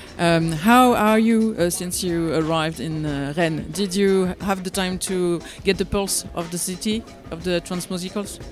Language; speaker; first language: English; non-native, learner; French